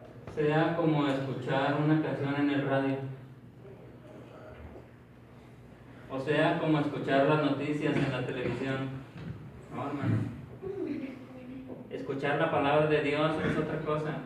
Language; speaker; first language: Spanish; native; Spanish